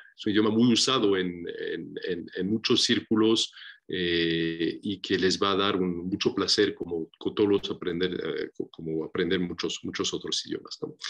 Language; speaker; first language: Spanish; non-native, fluent; French